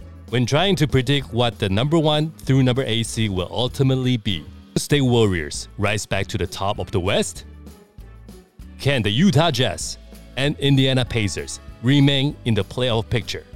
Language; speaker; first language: English; non-native, fluent; Chinese